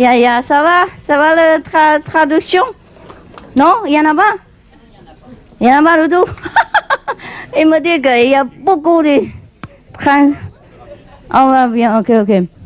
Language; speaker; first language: French; non-native, learner; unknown